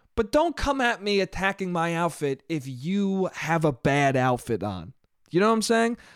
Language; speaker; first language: English; native; English